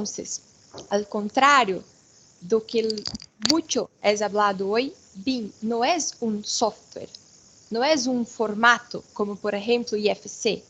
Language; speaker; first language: Spanish; non-native, fluent; Portuguese